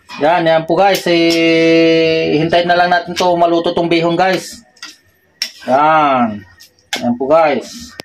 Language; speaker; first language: Filipino; non-native, local second language; Iloko